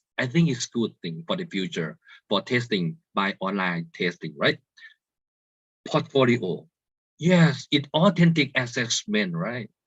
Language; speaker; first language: English; non-native, learner; Thai